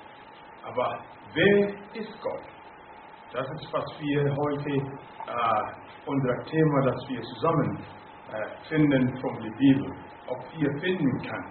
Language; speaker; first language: German; non-native, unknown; Akan